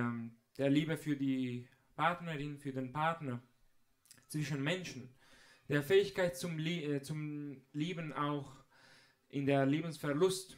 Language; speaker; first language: German; non-native, fluent; Italian